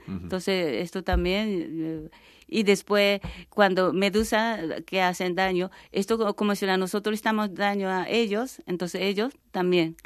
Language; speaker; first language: Spanish; non-native, fluent; Japanese